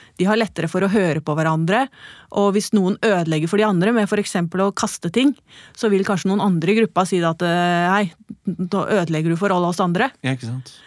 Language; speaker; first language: Norwegian; native; Norwegian